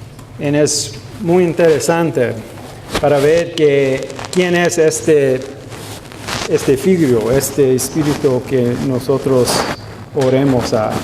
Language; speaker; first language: Spanish; non-native, learner; English